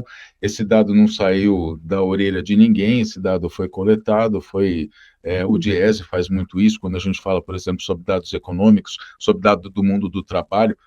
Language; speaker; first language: Portuguese; native; Portuguese